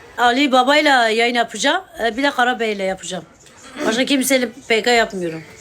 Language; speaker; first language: Turkish; non-native, local second language; Kurdish